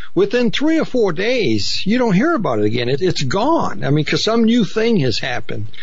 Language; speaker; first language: English; native; English